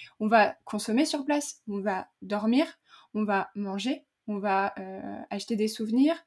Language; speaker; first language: French; native; French